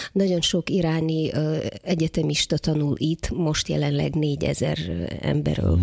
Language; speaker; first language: Hungarian; non-native, fluent; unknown